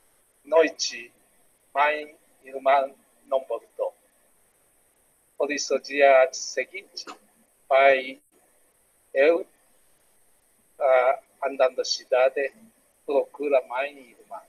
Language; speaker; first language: Portuguese; non-native, learner; Japanese